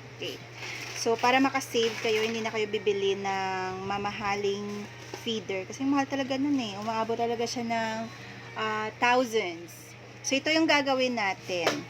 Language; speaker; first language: Filipino; non-native, local second language; Hiligaynon